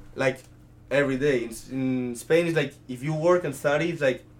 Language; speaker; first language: English; early bilingual, other home language; Italian